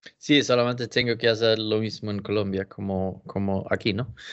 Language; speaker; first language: Spanish; non-native, learner; Swedish